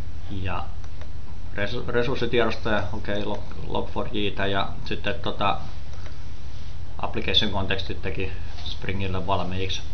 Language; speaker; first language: Finnish; native; Finnish